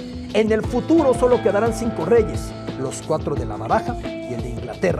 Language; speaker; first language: Spanish; native; Spanish